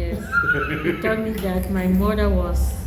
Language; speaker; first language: English; non-native, learner; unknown